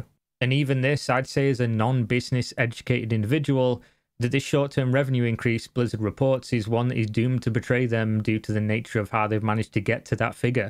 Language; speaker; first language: English; native; English